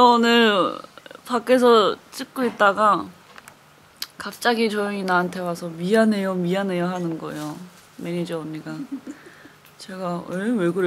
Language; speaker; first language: Korean; non-native, fluent; Chinese